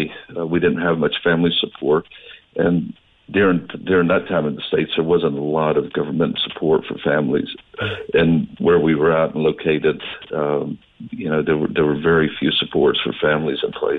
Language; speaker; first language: English; native; English